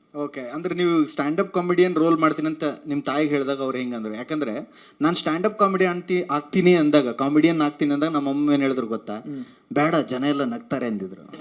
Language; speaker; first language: Kannada; native; Kannada